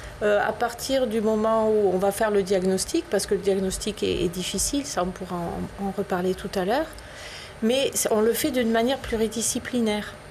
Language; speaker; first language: French; native; French